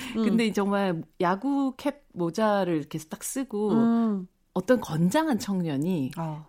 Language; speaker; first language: Korean; native; Korean